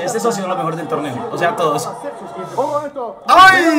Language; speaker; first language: Spanish; native; Spanish